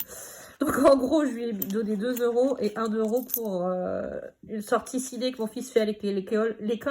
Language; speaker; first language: French; native; French